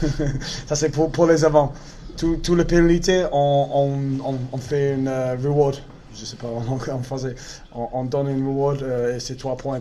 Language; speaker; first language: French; non-native, learner; English